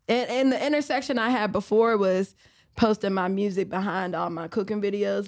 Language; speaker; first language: English; native; English